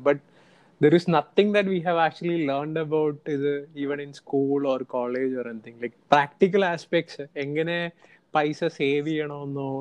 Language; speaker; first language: English; non-native, local second language; Malayalam